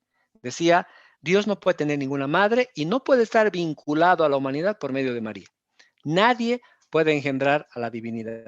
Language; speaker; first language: Spanish; native; Spanish